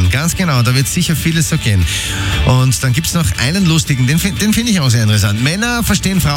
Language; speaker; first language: German; native; German